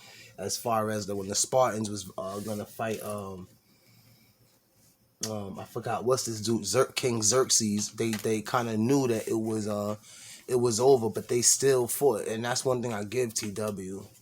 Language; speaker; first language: English; native; English